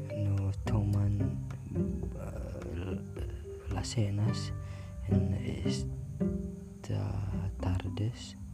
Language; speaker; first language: Spanish; non-native, learner; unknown